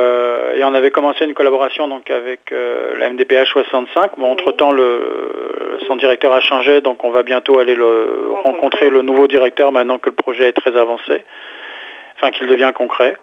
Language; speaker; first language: French; native; French